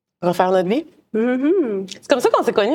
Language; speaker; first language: French; native; French